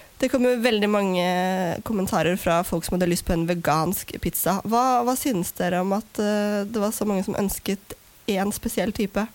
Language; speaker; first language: Norwegian; native; Norwegian